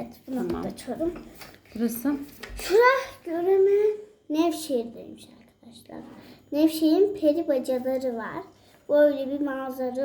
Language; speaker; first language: Turkish; native; Turkish